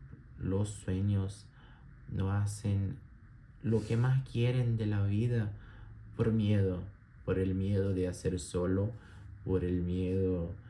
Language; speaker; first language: Spanish; non-native, learner; Portuguese